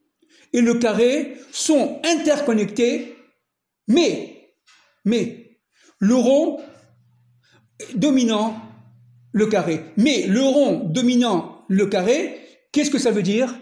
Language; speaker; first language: French; native; French